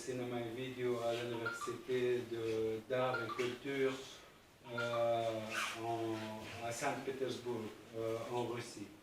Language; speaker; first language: French; non-native, fluent; Arabic